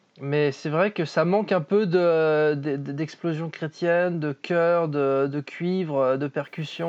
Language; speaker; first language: French; native; French